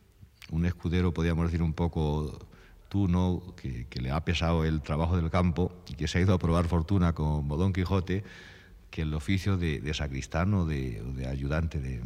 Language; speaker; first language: Spanish; native; Spanish